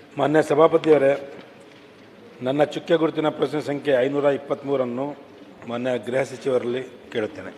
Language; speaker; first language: Kannada; non-native, local second language; Urdu